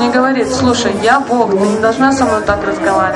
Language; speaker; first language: Russian; native; Russian